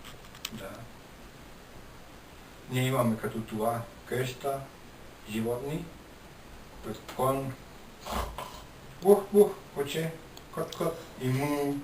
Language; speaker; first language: Bulgarian; non-native, learner; Finnish